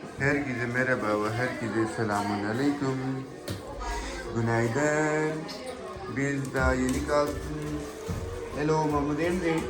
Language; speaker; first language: Turkish; non-native, learner; Urdu